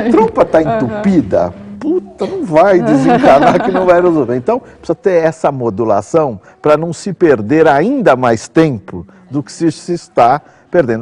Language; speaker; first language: Portuguese; native; Portuguese